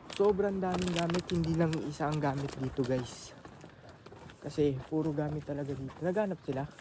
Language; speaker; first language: Filipino; native; Filipino